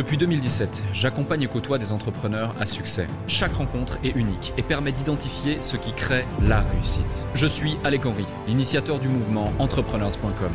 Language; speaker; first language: French; native; French